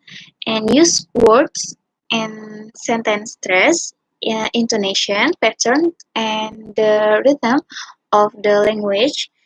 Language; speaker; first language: English; non-native, learner; Indonesian